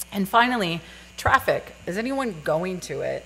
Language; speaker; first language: English; native; English